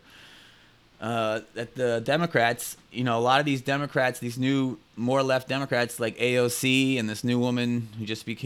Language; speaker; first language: English; native; English